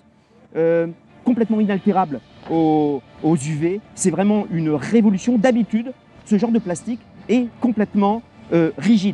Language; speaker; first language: French; native; French